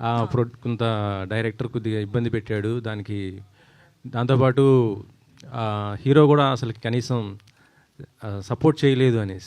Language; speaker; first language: Telugu; native; Telugu